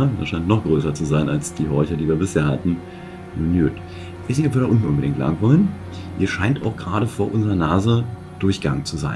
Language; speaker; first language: German; native; German